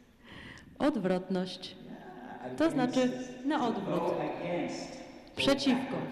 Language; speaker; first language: Polish; native; Polish